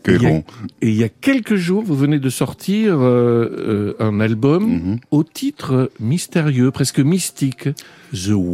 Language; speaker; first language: French; native; French